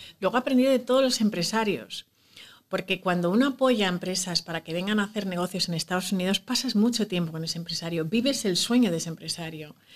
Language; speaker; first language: Spanish; native; Spanish